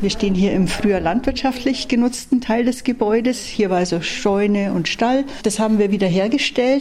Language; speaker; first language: German; native; German